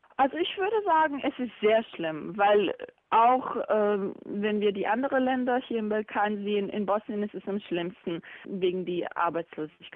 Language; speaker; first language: German; non-native, learner; Bosnian